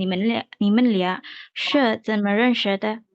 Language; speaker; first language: Chinese; non-native, learner; Indonesian